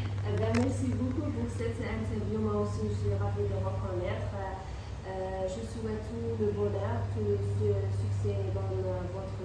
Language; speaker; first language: French; non-native, local second language; Arabic